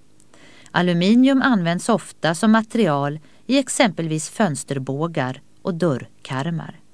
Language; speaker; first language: Swedish; native; Swedish